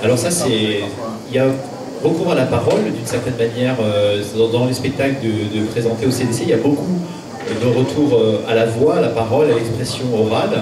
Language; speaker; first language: French; native; French